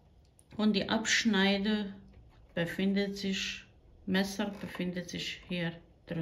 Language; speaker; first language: German; non-native, fluent; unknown